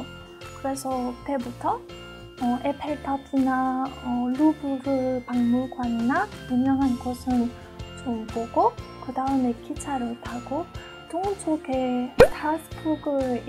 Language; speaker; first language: Korean; non-native, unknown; French